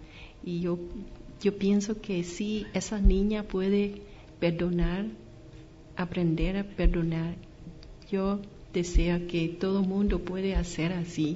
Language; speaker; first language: Spanish; non-native, learner; Vietnamese